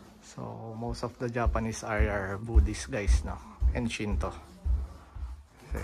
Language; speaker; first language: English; non-native, local second language; Filipino